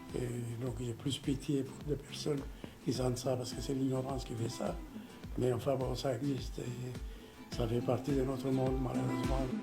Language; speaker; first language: French; non-native, fluent; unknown